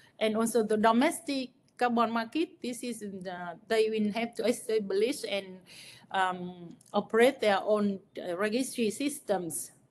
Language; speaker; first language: English; non-native, fluent; Vietnamese